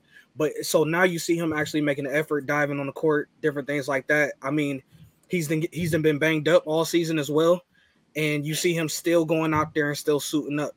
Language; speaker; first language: English; native; English